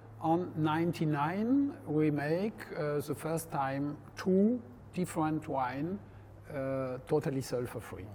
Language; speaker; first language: English; non-native, learner; French